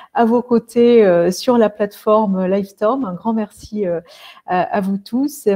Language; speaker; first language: French; native; French